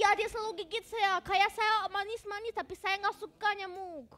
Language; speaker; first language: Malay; non-native, learner; German